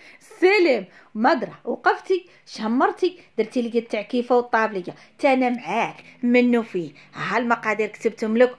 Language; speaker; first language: Arabic; native; Arabic